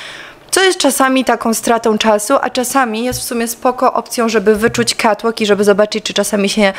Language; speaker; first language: Polish; native; Polish